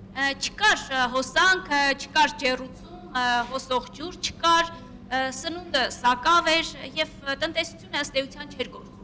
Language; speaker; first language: Armenian; native; Armenian